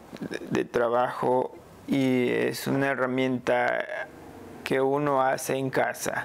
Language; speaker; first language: Spanish; non-native, local second language; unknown